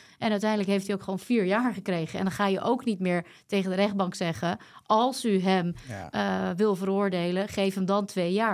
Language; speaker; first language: Dutch; native; Dutch